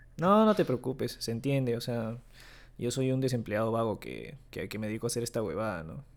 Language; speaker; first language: Spanish; early bilingual, other home language; Japanese